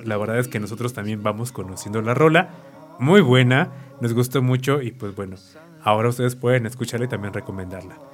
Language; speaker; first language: Spanish; native; Spanish